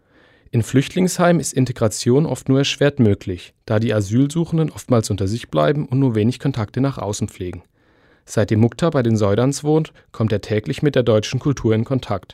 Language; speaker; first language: German; native; German